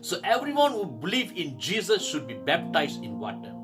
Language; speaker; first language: English; non-native, local second language; Tamil